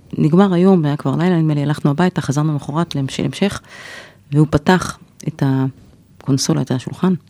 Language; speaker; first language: Hebrew; native; Hebrew